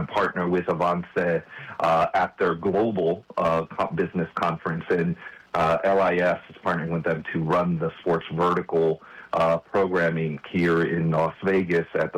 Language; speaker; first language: English; native; English